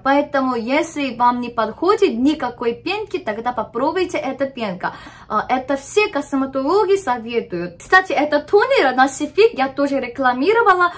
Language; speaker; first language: Russian; non-native, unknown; Korean